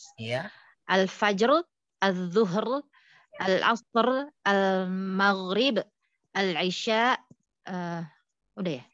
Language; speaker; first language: Arabic; non-native, learner; Indonesian